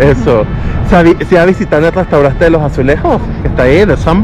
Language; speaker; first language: Spanish; native; Spanish